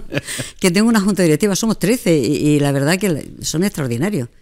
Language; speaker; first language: Spanish; native; Spanish